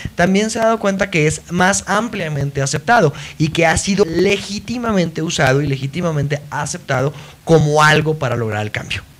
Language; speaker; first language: Spanish; native; Spanish